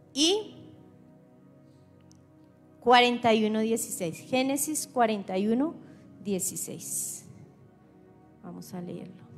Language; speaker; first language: Spanish; native; Spanish